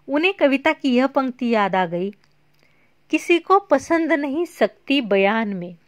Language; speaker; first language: Hindi; non-native, local second language; Marathi